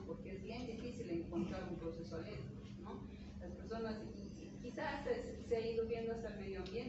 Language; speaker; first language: Spanish; native; Spanish